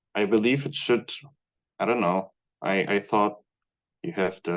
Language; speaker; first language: English; non-native, fluent; Polish